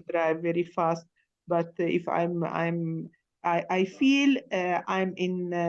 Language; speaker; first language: English; non-native, learner; Arabic